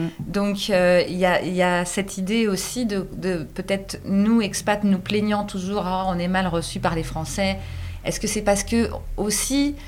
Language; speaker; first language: French; native; French